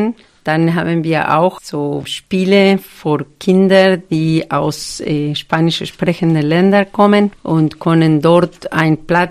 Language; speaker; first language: German; non-native, fluent; Spanish